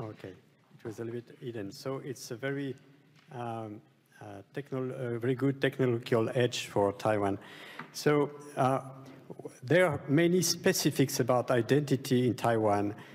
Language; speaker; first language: English; non-native, fluent; French